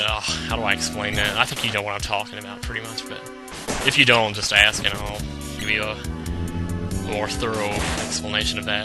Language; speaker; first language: English; native; English